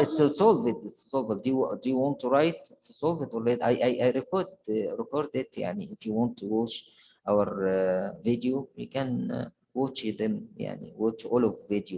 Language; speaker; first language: English; non-native, fluent; Arabic